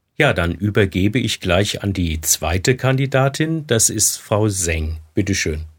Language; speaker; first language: German; native; German